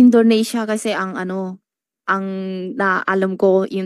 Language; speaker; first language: Filipino; non-native, learner; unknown